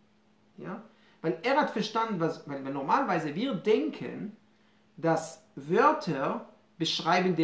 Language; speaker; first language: German; non-native, fluent; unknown